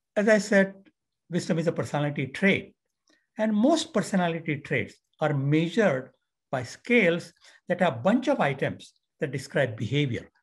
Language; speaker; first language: English; non-native, local second language; Marathi